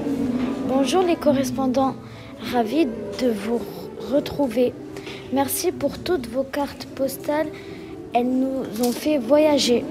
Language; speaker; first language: French; non-native, learner; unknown